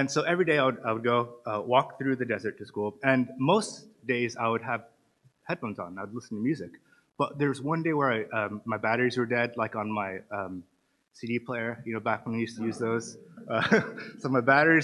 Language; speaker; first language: English; native; English